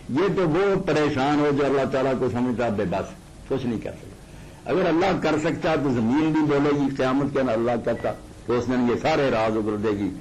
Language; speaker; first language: Urdu; non-native, local second language; Punjabi